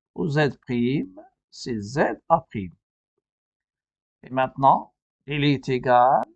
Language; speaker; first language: French; non-native, local second language; Arabic